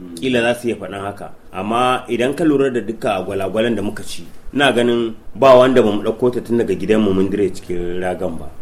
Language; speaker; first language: Hausa; non-native, local second language; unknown